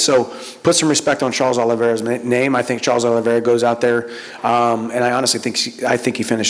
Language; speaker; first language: English; native; English